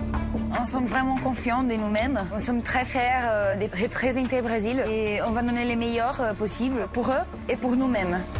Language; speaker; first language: French; non-native, learner; Portuguese